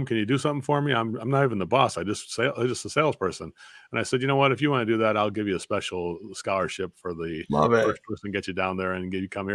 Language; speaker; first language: English; native; English